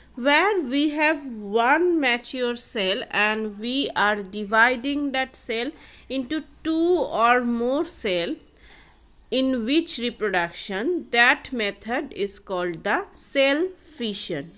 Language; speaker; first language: English; non-native, local second language; Bangla